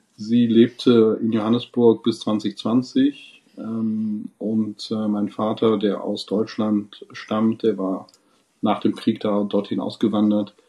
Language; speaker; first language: German; non-native, fluent; English